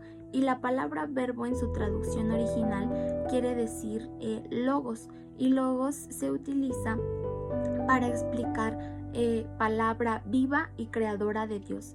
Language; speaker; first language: Spanish; native; Spanish